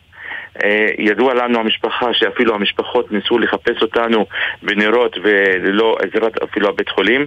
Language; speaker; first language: Hebrew; non-native, local second language; Arabic